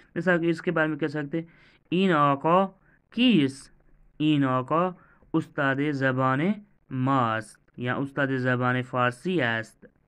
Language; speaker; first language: Persian; non-native, fluent; Urdu